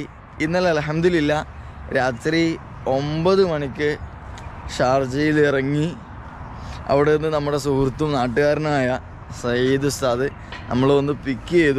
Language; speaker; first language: Malayalam; native; Malayalam